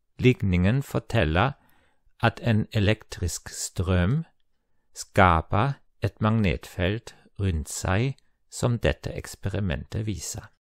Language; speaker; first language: Norwegian; non-native, fluent; German